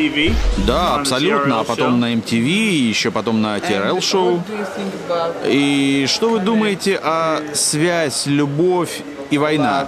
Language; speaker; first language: Russian; non-native, learner; English